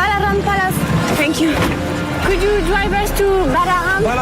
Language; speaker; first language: English; non-native, learner; French